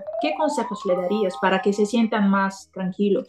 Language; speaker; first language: Spanish; non-native, fluent; Bulgarian